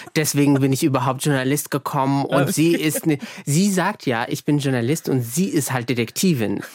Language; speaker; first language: German; early bilingual, other home language; Arabic